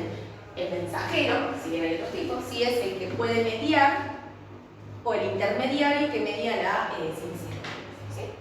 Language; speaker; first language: Spanish; native; Spanish